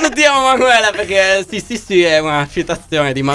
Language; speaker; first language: Italian; native; Italian